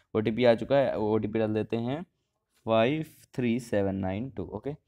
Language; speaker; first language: Hindi; native; Hindi